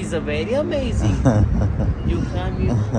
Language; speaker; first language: English; non-native, learner; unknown